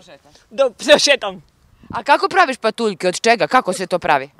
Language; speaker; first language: Serbian; native; Serbian